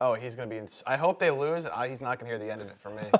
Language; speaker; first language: English; native; English